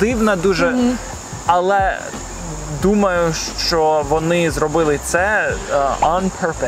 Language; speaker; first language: Ukrainian; non-native, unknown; English